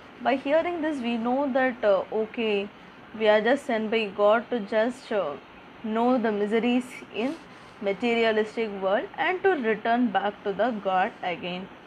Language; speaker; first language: English; non-native, local second language; Tamil